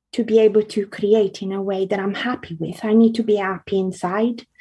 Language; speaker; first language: English; early bilingual, other home language; Italian